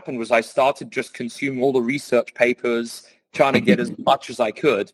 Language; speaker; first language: English; native; English